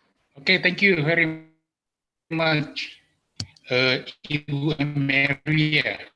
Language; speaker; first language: English; non-native, learner; Indonesian